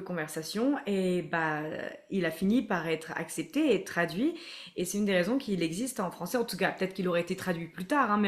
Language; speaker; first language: French; native; French